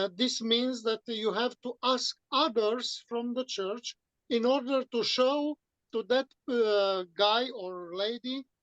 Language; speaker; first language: English; non-native, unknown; Romanian